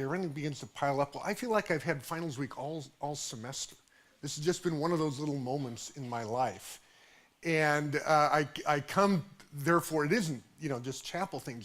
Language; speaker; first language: English; native; English